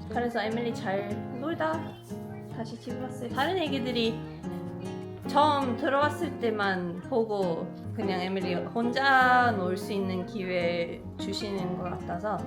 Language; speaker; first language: Korean; non-native, fluent; Swedish